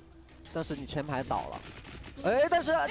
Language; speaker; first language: Chinese; native; Chinese